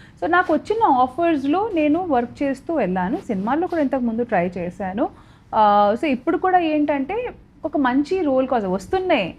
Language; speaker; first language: Telugu; non-native, local second language; Odia